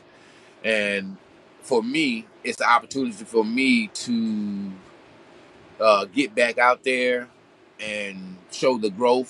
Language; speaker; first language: English; native; English